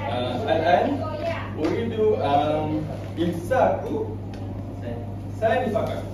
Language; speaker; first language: Arabic; non-native, learner; Malay